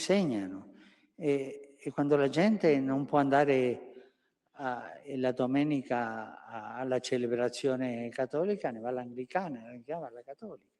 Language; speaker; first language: Italian; non-native, fluent; Spanish